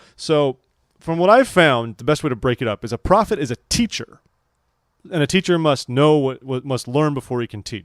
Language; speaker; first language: English; native; English